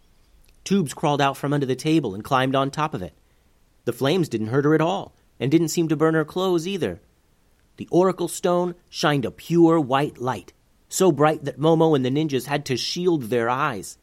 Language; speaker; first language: English; native; English